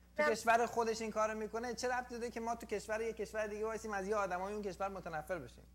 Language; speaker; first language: Persian; native; Persian